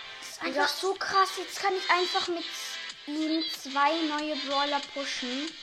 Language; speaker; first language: German; native; German